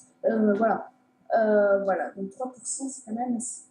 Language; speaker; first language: French; native; French